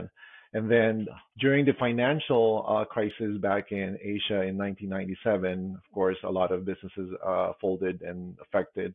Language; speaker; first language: English; non-native, local second language; Filipino